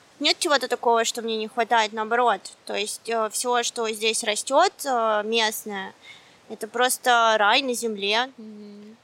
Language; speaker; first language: Russian; native; Russian